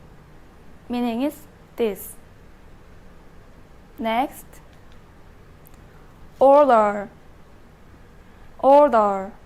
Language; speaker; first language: English; non-native, learner; Indonesian